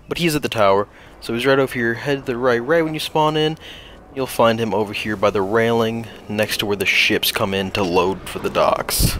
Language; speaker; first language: English; native; English